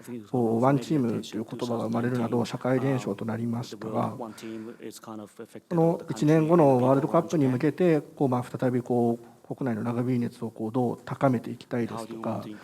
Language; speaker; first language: Japanese; native; Japanese